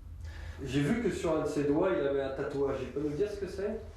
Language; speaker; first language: French; native; French